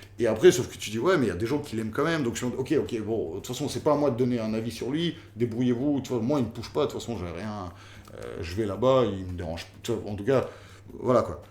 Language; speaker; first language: French; early bilingual, other home language; Russian